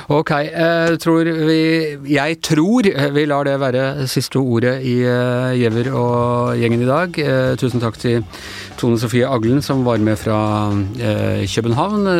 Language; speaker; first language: Norwegian; native; Norwegian